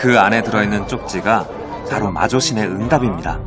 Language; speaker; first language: Korean; native; Korean